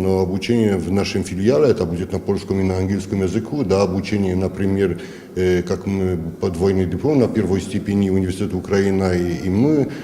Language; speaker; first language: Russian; non-native, learner; Polish